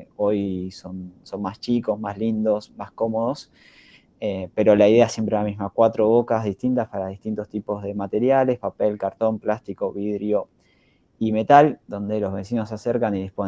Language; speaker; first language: Spanish; native; Spanish